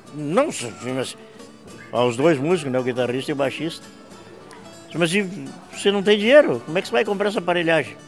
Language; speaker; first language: Portuguese; native; Portuguese